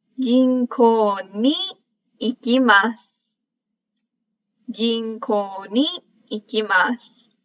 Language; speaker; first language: Japanese; non-native, fluent; English